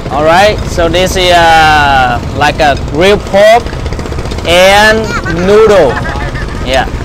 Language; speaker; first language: English; non-native, fluent; Vietnamese